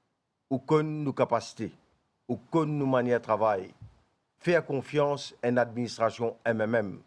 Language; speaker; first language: French; non-native, local second language; Morisyen